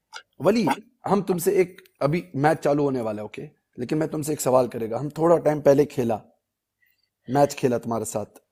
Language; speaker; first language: Hindi; non-native, local second language; Pashto